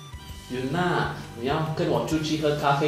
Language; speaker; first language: Chinese; non-native, learner; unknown